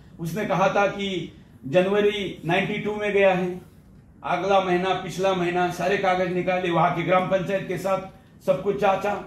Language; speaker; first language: Hindi; non-native, local second language; Marathi